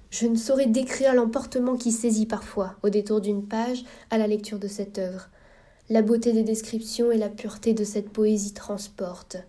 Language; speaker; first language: French; native; French